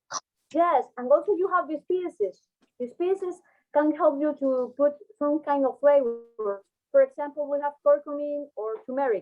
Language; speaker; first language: English; non-native, fluent; Spanish